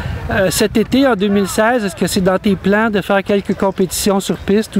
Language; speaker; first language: French; native; French